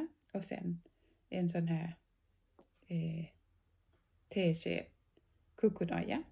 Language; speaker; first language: Swedish; non-native, fluent; Thai